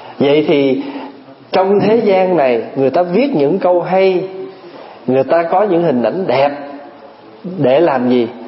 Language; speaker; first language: Vietnamese; early bilingual, other home language; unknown